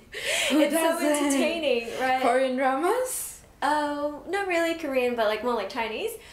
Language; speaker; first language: English; native; English